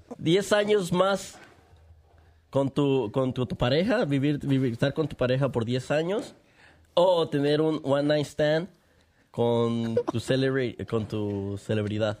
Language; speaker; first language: Spanish; early bilingual, heritage; Spanish